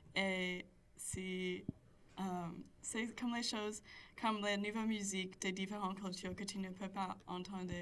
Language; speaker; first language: French; non-native, local second language; English